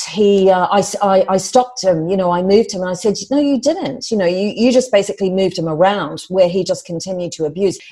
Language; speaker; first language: English; native; English